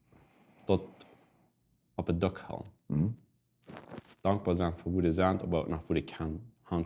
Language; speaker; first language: German; non-native, learner; Plautdietsch